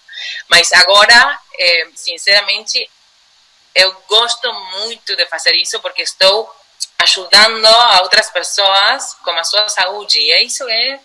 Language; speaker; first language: Portuguese; non-native, learner; Spanish